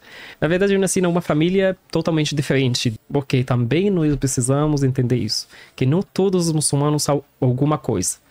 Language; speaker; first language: Portuguese; non-native, learner; Arabic